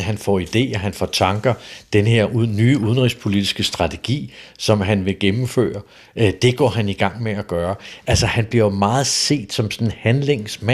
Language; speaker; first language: Danish; native; Danish